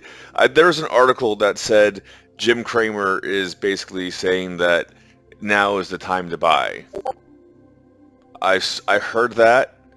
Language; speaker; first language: English; native; English